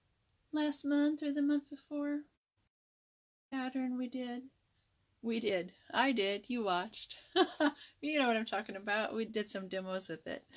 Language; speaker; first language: English; native; English